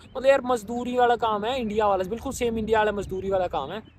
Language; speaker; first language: Hindi; native; Hindi